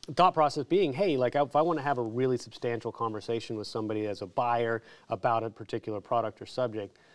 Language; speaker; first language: English; native; English